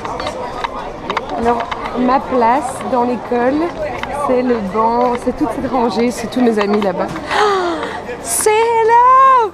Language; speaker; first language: French; native; French